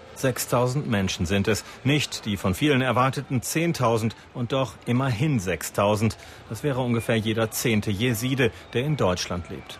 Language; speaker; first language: German; native; German